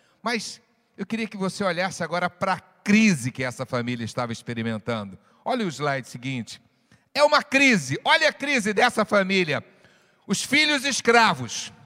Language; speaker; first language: Portuguese; native; Portuguese